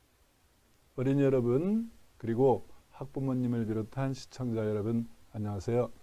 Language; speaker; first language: Korean; native; Korean